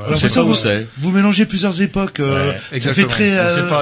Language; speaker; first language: French; native; French